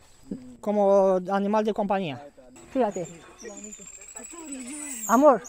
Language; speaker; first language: Spanish; non-native, learner; Romanian